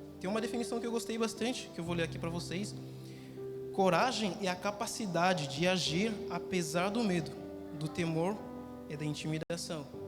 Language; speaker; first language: Portuguese; non-native, fluent; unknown